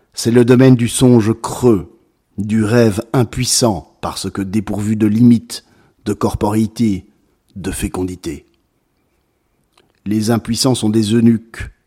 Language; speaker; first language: French; native; French